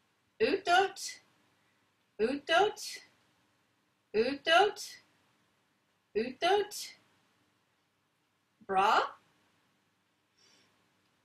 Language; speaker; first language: Swedish; non-native, learner; English